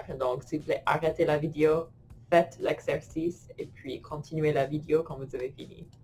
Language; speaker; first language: French; non-native, fluent; English